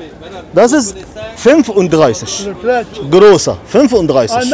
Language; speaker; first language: German; non-native, learner; Arabic